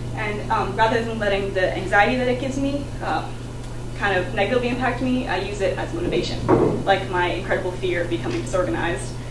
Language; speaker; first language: English; native; English